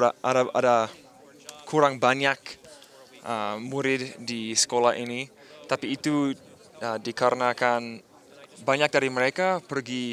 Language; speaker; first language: Indonesian; non-native, fluent; English